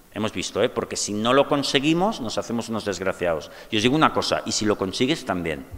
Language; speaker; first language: Spanish; native; Spanish